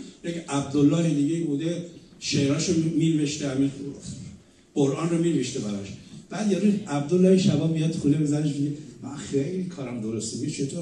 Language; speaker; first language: Persian; native; Persian